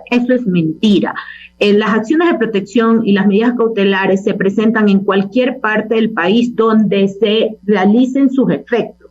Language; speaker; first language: Spanish; native; Spanish